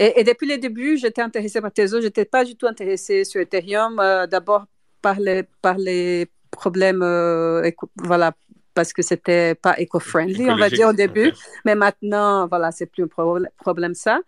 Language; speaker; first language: French; non-native, fluent; Portuguese